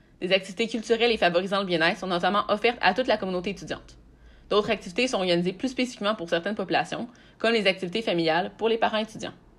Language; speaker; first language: French; native; French